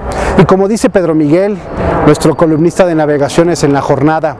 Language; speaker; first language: Spanish; native; Spanish